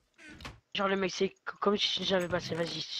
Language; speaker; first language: French; native; French